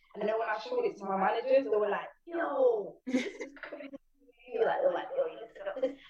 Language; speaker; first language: English; native; English